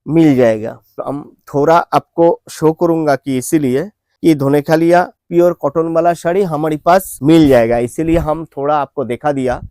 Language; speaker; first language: Hindi; non-native, local second language; Bangla